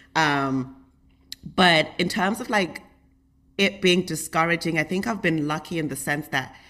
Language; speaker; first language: English; native; English